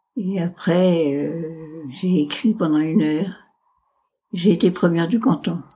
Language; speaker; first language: French; native; French